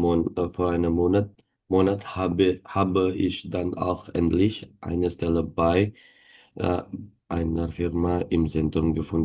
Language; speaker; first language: German; non-native, learner; Indonesian